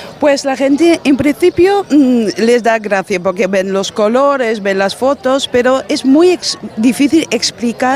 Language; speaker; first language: Spanish; non-native, fluent; Dutch